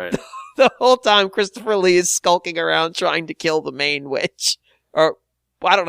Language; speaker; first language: English; native; English